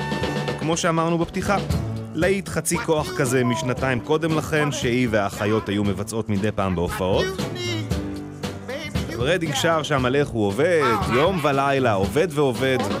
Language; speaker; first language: Hebrew; native; Hebrew